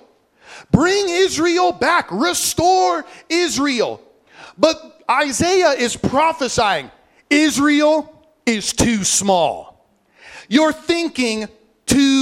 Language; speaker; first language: English; native; English